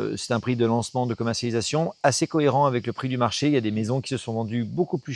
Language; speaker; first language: French; native; French